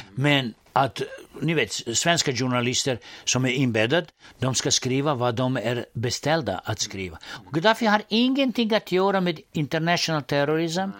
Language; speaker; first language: Swedish; non-native, fluent; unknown